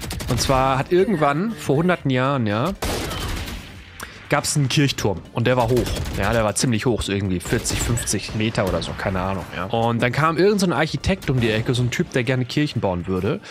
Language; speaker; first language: German; native; German